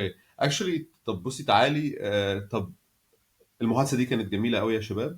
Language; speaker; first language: Arabic; native; Arabic